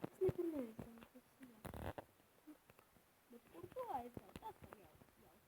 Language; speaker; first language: Latvian; non-native, local second language; Russian